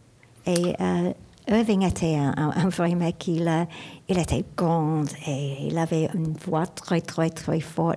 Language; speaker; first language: French; non-native, learner; English